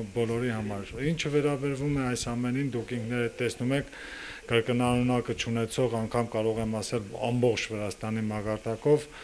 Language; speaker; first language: Armenian; native; Armenian